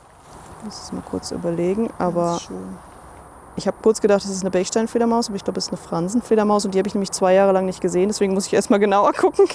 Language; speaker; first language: German; native; German